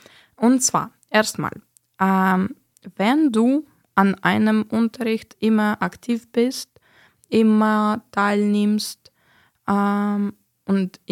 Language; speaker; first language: German; non-native, fluent; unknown